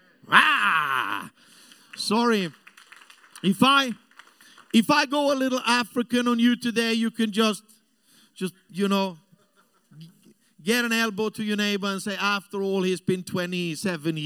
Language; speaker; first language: English; non-native, fluent; German